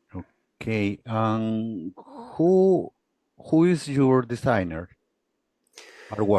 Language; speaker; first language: English; non-native, learner; Spanish